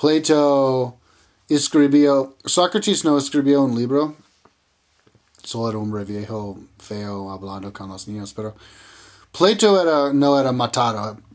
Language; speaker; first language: Spanish; non-native, learner; English